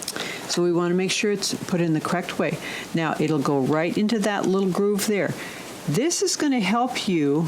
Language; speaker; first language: English; native; English